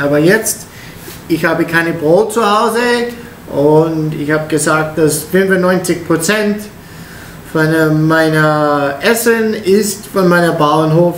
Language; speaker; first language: German; non-native, learner; Italian